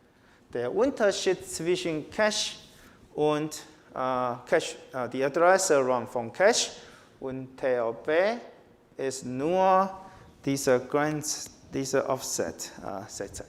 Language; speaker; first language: German; non-native, learner; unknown